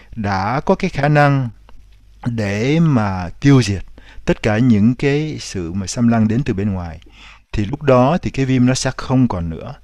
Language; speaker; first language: Vietnamese; native; Vietnamese